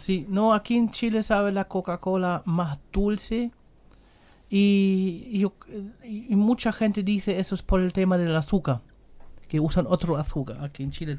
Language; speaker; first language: Spanish; non-native, fluent; German